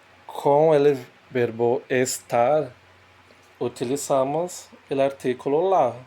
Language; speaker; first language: Spanish; non-native, fluent; Portuguese